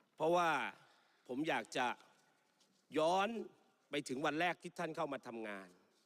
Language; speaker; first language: Thai; native; Thai